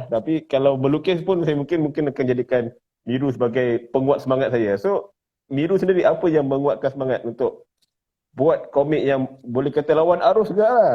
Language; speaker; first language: Malay; native; Malay